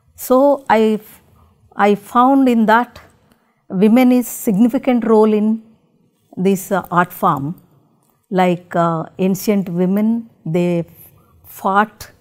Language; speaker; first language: English; non-native, local second language; Telugu